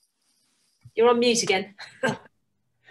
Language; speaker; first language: English; native; English